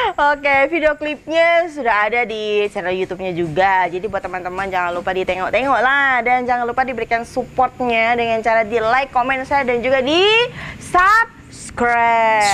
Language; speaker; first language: Indonesian; native; Indonesian